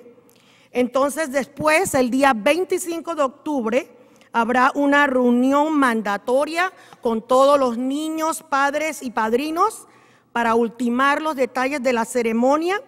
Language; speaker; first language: Spanish; native; Spanish